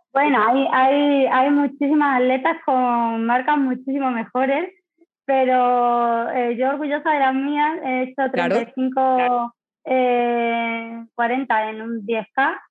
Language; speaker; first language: Spanish; native; Spanish